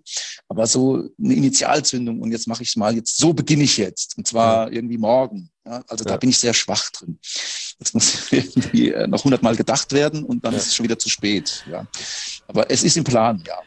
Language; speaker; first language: German; native; German